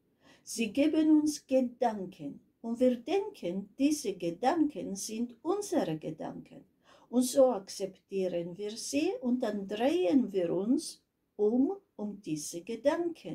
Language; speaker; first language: German; non-native, fluent; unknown